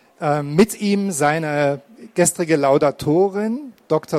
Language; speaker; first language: German; native; German